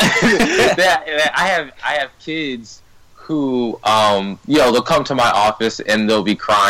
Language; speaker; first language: English; native; English